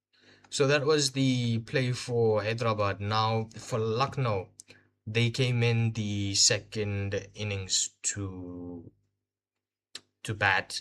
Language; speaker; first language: English; non-native, local second language; Hindi